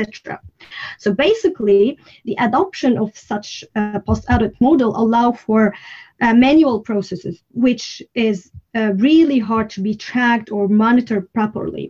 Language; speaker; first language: English; non-native, fluent; Arabic